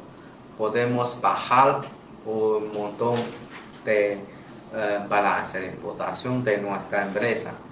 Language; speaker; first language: Spanish; non-native, learner; Chinese